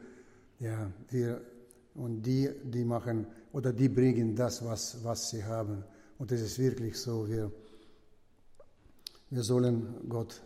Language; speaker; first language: German; non-native, fluent; Russian